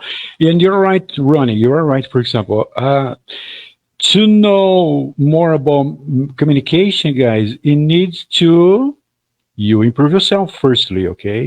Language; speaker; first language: English; non-native, fluent; Portuguese